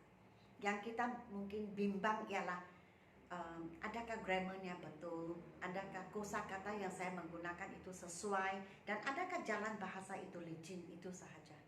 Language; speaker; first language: Malay; non-native, local second language; Min Nan Chinese